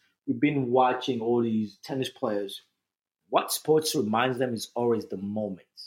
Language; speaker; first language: English; non-native, local second language; Ganda